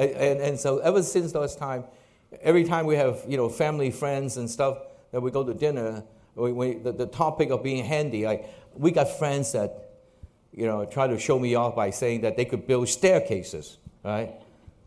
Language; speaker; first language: English; non-native, local second language; Cantonese